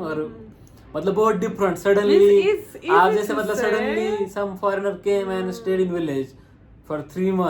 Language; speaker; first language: Hindi; non-native, local second language; Marathi